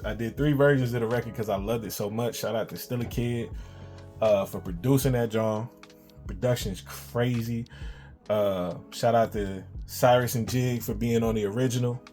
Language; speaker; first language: English; native; English